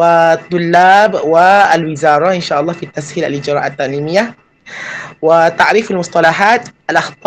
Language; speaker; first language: Arabic; non-native, fluent; Malay